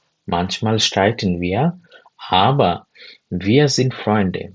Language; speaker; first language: German; non-native, learner; Bangla